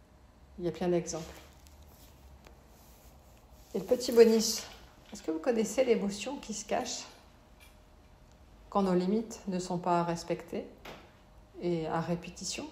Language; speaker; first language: French; native; French